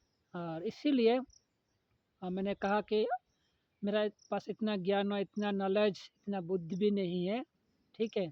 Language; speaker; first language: Hindi; non-native, local second language; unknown